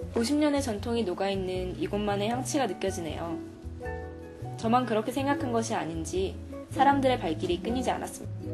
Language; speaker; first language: Korean; native; Korean